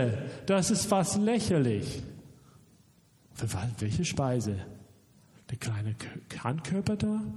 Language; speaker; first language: German; non-native, fluent; English